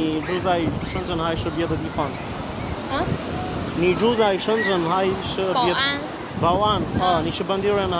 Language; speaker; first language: Chinese; non-native, learner; Central Kurdish